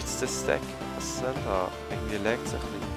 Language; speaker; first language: German; native; German